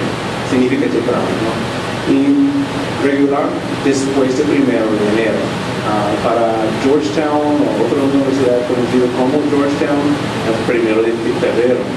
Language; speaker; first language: Spanish; non-native, fluent; English